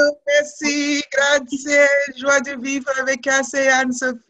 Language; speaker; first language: French; non-native, fluent; English